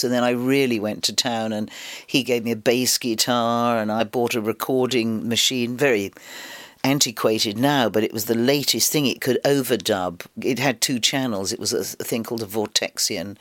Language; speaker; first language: English; native; English